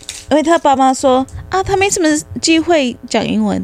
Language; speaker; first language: Chinese; non-native, fluent; English